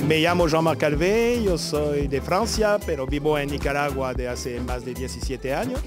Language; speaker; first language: Spanish; non-native, fluent; French